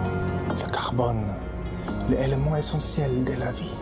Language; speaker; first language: French; non-native, fluent; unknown